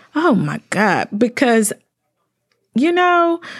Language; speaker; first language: English; native; English